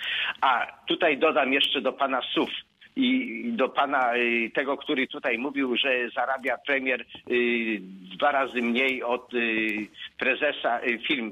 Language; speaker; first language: Polish; native; Polish